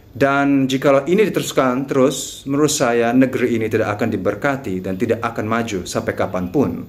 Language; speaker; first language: Indonesian; non-native, fluent; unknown